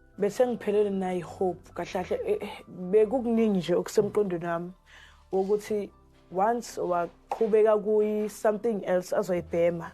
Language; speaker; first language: Zulu; native; Zulu